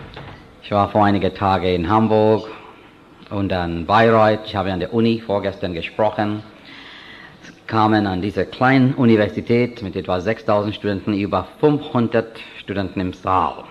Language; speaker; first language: German; non-native, fluent; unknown